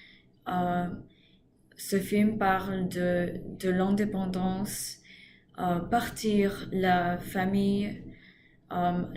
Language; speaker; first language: French; non-native, learner; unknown